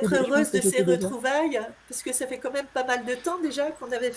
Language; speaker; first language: French; native; French